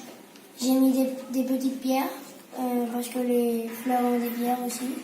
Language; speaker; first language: French; non-native, local second language; Spanish